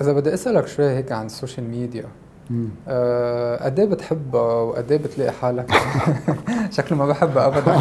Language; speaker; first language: Arabic; native; Arabic